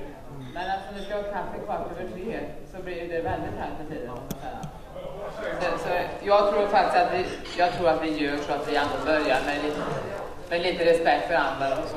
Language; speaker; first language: Swedish; native; Swedish